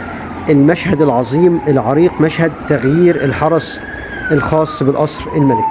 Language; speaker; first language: Arabic; native; Arabic